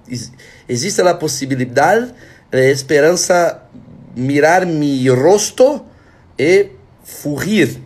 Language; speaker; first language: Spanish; non-native, learner; Portuguese